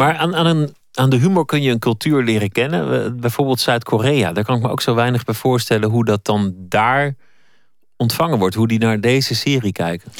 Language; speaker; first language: Dutch; native; Dutch